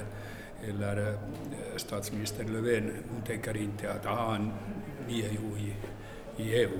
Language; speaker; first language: Swedish; non-native, local second language; Finnish